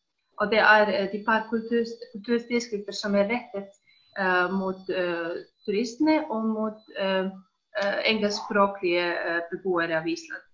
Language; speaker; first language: Danish; non-native, fluent; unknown